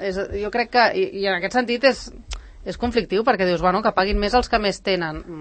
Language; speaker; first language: Catalan; native; Catalan